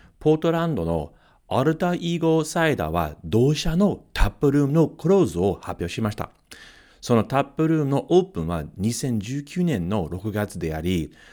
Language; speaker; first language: Japanese; non-native, fluent; English